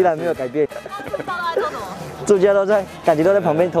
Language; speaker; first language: Chinese; native; Chinese